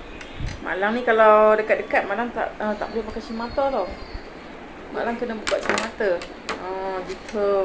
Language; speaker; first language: Malay; native; Malay